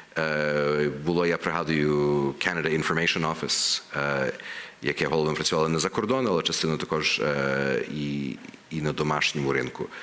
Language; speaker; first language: Ukrainian; early bilingual, heritage; Ukrainian